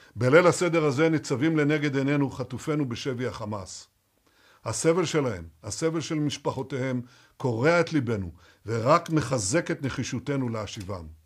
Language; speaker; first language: Hebrew; native; Hebrew